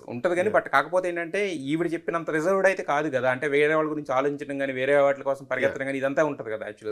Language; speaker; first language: Telugu; native; Telugu